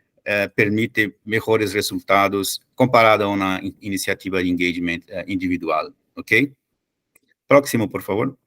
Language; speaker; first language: Spanish; non-native, fluent; Portuguese